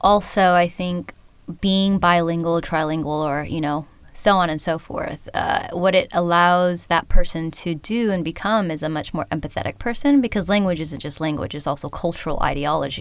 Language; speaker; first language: English; early bilingual, other home language; Khmer